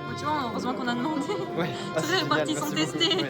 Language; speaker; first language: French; native; French